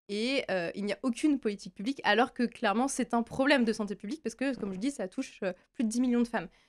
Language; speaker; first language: French; native; French